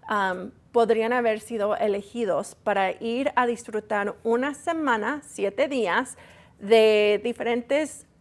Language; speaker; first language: Spanish; early bilingual, heritage; Spanish